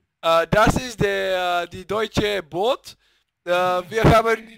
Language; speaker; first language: German; non-native, learner; Bulgarian